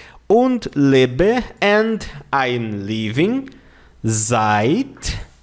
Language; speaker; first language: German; non-native, fluent; Portuguese